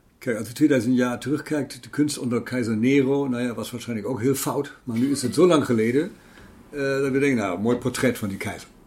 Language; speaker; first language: Dutch; non-native, fluent; German